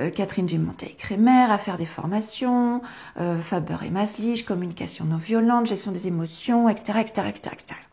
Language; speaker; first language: French; native; French